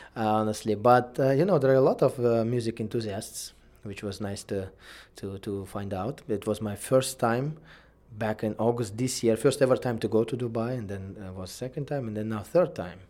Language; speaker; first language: English; non-native, fluent; Russian